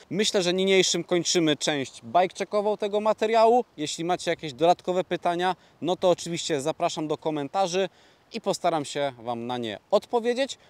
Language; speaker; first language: Polish; native; Polish